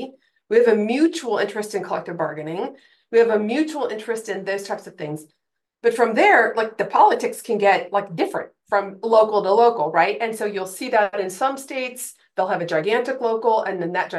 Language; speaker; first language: English; native; English